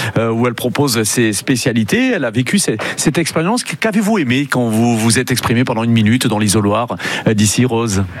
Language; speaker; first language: French; native; French